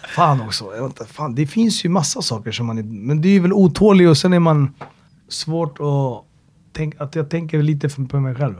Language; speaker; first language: Swedish; early bilingual, other home language; Amharic